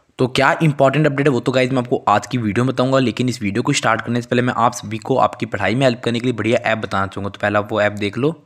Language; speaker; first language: Hindi; native; Hindi